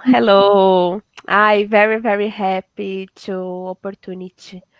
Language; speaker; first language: English; non-native, learner; Portuguese